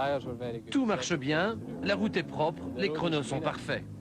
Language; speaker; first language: French; native; French